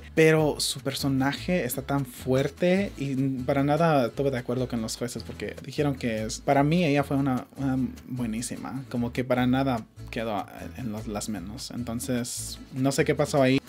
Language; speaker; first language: Spanish; early bilingual, heritage; Spanish